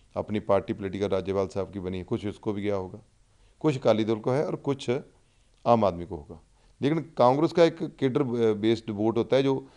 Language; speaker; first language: Hindi; non-native, local second language; Punjabi